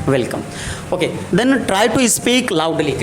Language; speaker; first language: English; non-native, local second language; Hindi